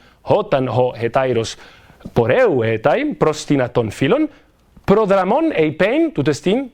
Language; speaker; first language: Greek; non-native, fluent; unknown